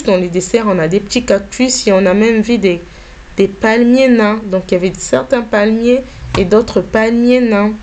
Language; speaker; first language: French; native; French